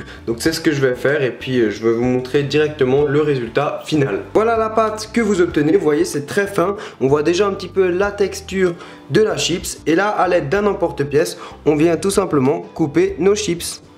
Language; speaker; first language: French; native; French